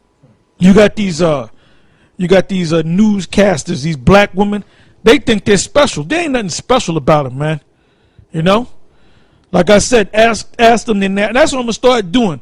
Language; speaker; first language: English; native; English